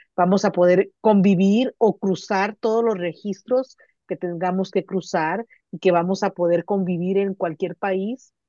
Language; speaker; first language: Spanish; native; Spanish